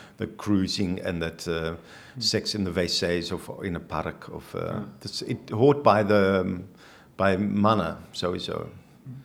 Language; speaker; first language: Dutch; non-native, fluent; English